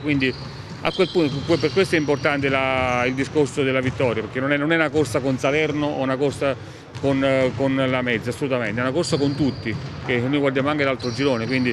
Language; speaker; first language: Italian; native; Italian